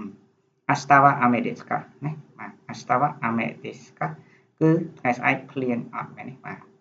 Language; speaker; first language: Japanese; non-native, fluent; Khmer